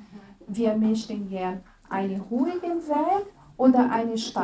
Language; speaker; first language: German; non-native, fluent; Portuguese